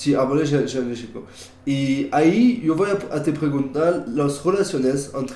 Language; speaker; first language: Spanish; non-native, learner; French